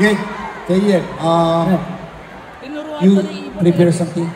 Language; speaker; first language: English; non-native, learner; Korean